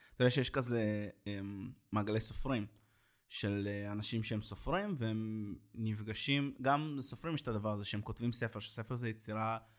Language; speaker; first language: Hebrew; native; Hebrew